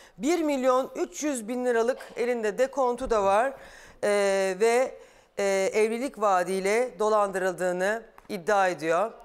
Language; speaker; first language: Turkish; native; Turkish